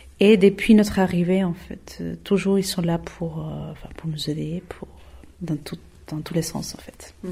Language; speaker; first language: French; non-native, fluent; Spanish